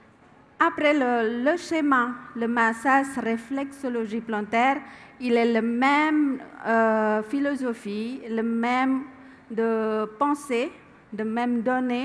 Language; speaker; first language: French; non-native, learner; Indonesian